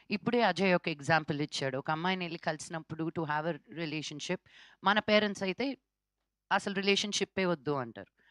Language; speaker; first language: Telugu; native; Telugu